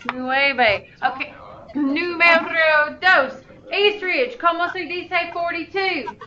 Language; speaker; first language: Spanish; non-native, fluent; English